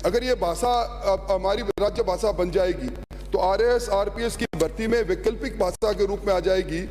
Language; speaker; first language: Hindi; native; Hindi